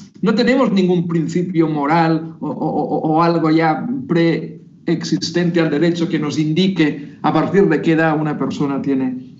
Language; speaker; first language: Spanish; native; Spanish